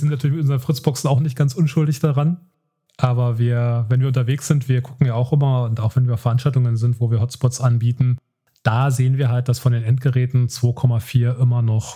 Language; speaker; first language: German; native; German